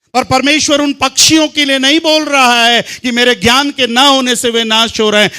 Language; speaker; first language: Hindi; non-native, local second language; Telugu